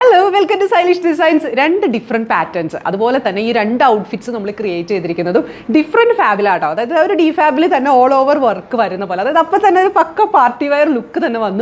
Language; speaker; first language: Malayalam; native; Malayalam